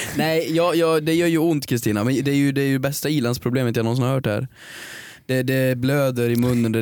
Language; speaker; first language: Swedish; native; Swedish